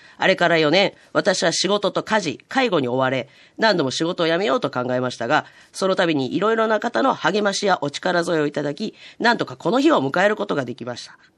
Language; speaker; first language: Japanese; native; Japanese